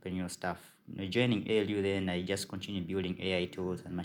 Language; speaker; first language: English; non-native, local second language; Ganda